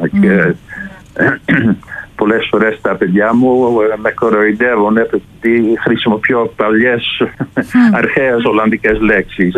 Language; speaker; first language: Greek; non-native, fluent; Dutch